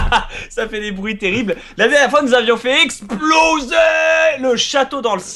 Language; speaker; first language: French; native; French